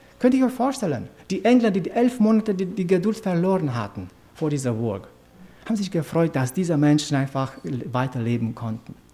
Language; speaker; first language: German; non-native, fluent; Romanian